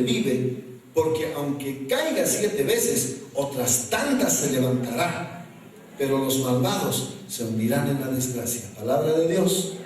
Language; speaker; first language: Spanish; native; Spanish